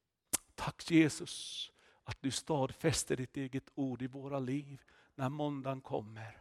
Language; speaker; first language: Swedish; non-native, fluent; Finnish